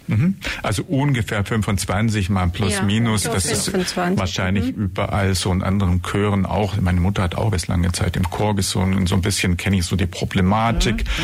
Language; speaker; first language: German; native; German